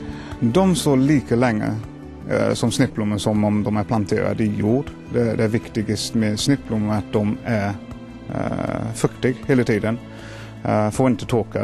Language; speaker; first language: Swedish; non-native, fluent; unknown